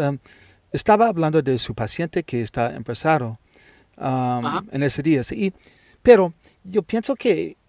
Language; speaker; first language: Spanish; non-native, learner; English